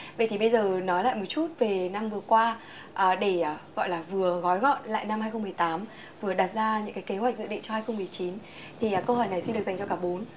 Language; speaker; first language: Vietnamese; native; Vietnamese